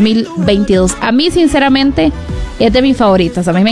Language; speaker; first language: Spanish; native; Spanish